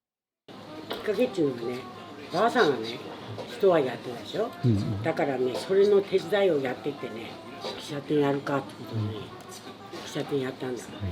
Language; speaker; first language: Japanese; native; Japanese